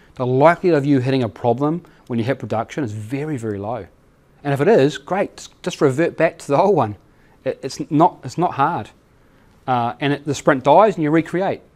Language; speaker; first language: English; native; English